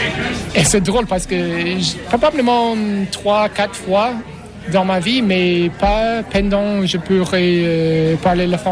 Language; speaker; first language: French; non-native, learner; English